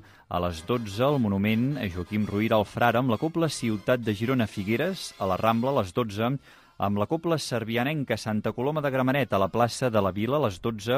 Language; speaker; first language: Catalan; native; Catalan